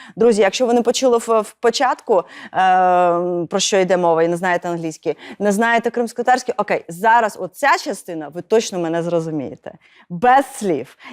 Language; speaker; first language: Ukrainian; non-native, local second language; Russian